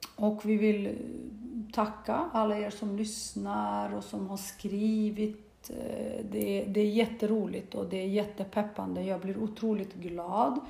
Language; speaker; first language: Swedish; early bilingual, other home language; Bosnian